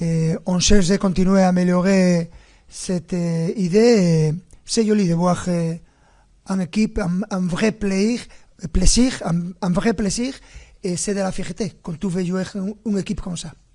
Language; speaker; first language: French; non-native, fluent; Spanish